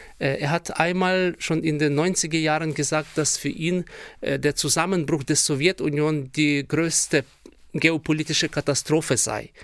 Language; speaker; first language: German; non-native, fluent; Ukrainian